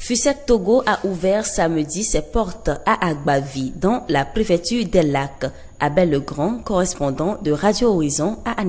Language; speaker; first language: French; non-native, local second language; Ewe